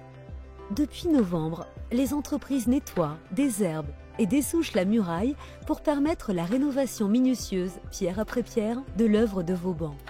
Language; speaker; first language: French; native; French